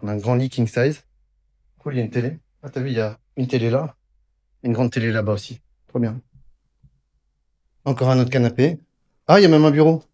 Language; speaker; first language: French; native; French